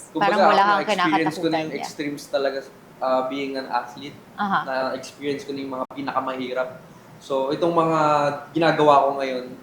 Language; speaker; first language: Filipino; native; Filipino